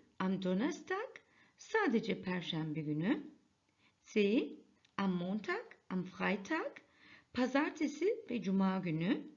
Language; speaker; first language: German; non-native, fluent; Turkish